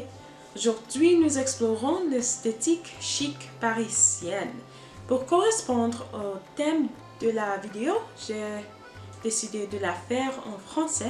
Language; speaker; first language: French; non-native, learner; English